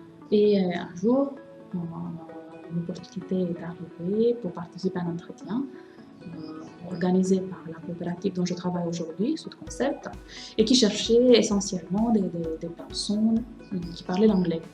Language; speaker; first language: French; non-native, fluent; Romanian